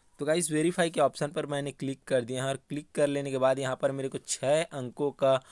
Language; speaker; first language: Hindi; native; Hindi